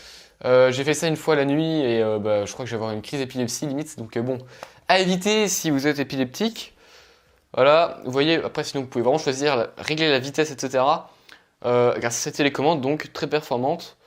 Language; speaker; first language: French; native; French